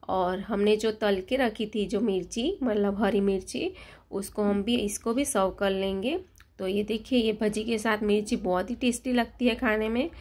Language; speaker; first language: Hindi; non-native, local second language; Gujarati